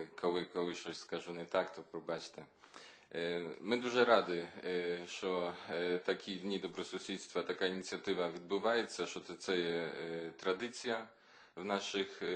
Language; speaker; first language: Ukrainian; non-native, learner; Polish